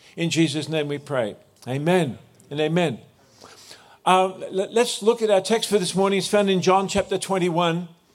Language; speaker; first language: English; native; English